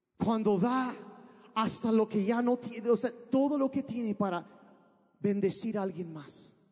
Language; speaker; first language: Spanish; early bilingual, other home language; English